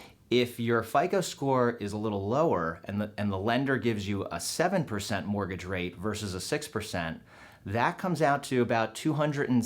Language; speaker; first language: English; native; English